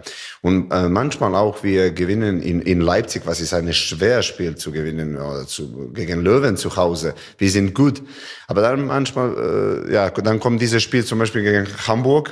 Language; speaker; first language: German; non-native, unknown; Serbian